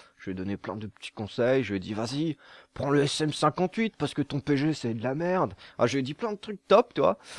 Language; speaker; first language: French; native; French